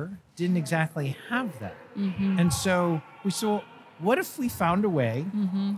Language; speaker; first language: English; native; English